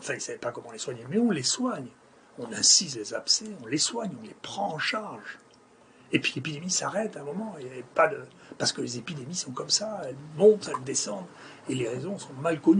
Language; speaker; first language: French; native; French